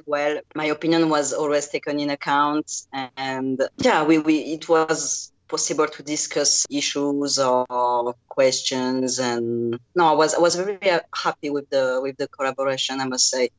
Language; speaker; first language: English; non-native, fluent; French